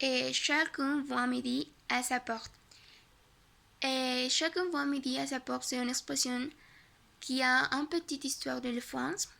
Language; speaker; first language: French; non-native, learner; Spanish